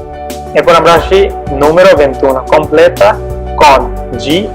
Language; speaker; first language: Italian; non-native, fluent; Bangla